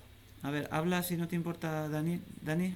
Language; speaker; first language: Spanish; native; Spanish